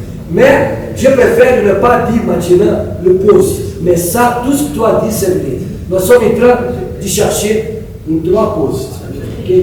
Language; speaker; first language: French; non-native, fluent; Portuguese